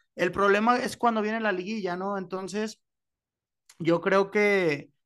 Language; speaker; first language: Spanish; native; Spanish